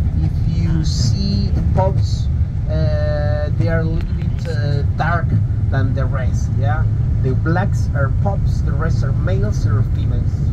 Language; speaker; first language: English; non-native, learner; Spanish